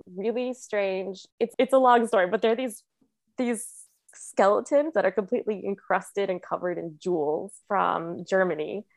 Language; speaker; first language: English; native; English